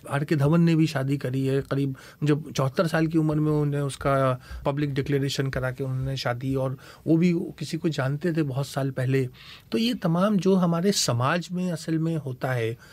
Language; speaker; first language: Hindi; native; Hindi